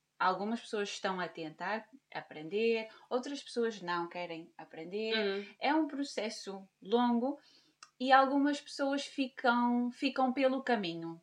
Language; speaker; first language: Portuguese; native; Portuguese